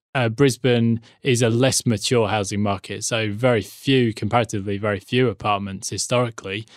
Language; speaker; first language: English; native; English